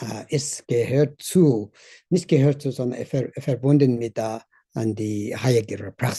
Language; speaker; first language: German; non-native, learner; Tibetan